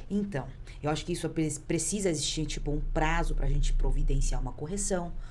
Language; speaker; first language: Portuguese; early bilingual, other home language; Chinese